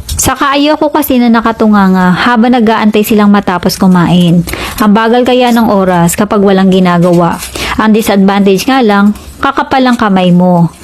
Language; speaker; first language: Filipino; native; Filipino